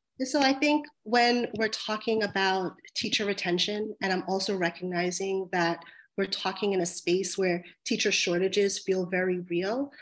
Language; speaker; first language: English; native; English